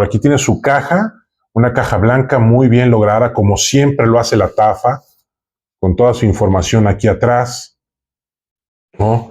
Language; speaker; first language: Spanish; native; Spanish